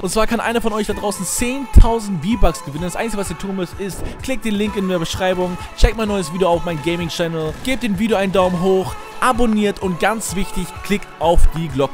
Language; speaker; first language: German; native; German